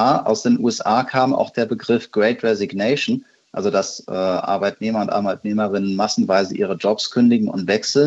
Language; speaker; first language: German; native; German